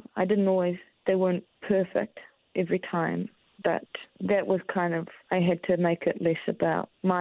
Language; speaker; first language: English; native; English